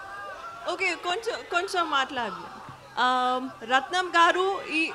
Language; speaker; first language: Telugu; non-native, learner; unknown